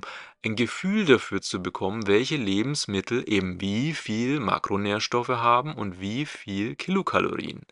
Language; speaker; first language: German; native; German